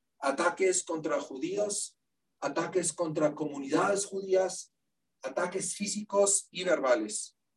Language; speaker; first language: Spanish; non-native, fluent; Hebrew